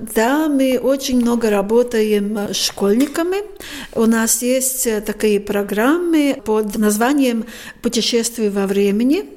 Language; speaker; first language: Russian; non-native, fluent; Latvian